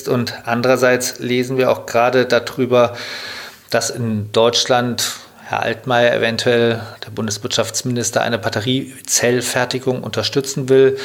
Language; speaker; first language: German; native; German